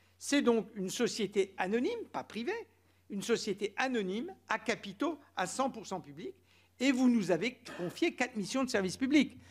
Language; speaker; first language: French; native; French